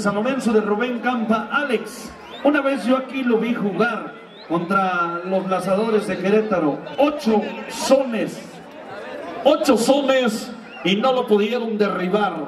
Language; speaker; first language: Spanish; native; Spanish